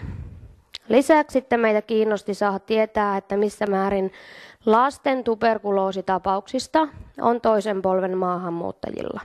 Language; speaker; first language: Finnish; native; Finnish